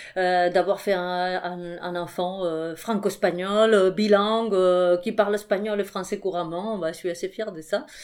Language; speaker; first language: French; non-native, fluent; Spanish